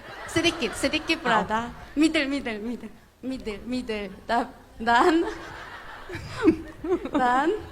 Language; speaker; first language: Indonesian; non-native, fluent; Korean